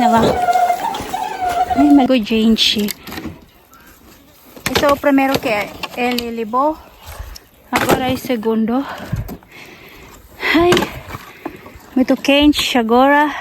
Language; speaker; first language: Portuguese; non-native, learner; Filipino